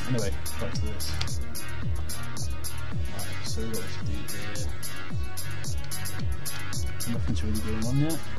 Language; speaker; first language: English; native; English